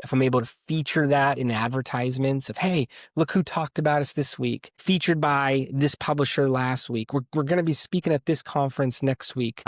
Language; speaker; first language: English; native; English